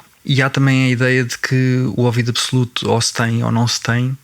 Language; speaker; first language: Portuguese; native; Portuguese